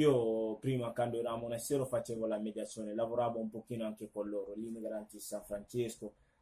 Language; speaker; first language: Italian; non-native, fluent; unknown